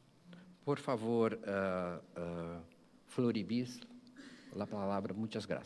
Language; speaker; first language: Spanish; non-native, fluent; Portuguese